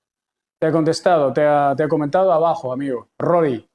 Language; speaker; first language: Spanish; non-native, learner; Chinese